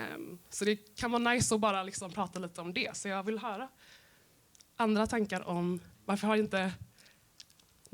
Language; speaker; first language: Swedish; native; Swedish